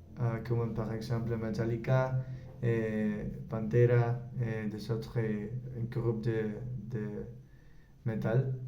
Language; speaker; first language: French; non-native, learner; Spanish